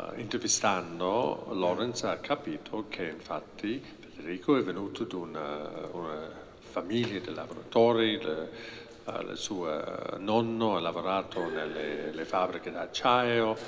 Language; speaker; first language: Italian; non-native, fluent; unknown